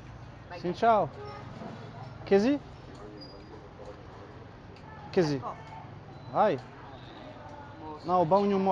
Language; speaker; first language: Vietnamese; non-native, learner; French